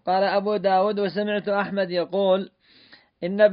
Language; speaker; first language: Arabic; native; Arabic